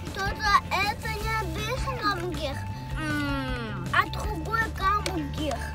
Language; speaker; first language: Russian; early bilingual, heritage; Russian